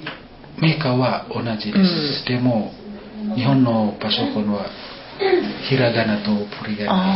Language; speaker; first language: Japanese; non-native, learner; Indonesian